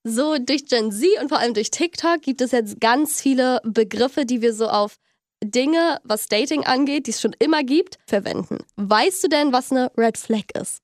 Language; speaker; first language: German; native; German